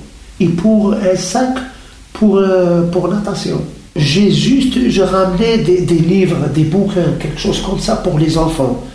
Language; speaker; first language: French; non-native, learner; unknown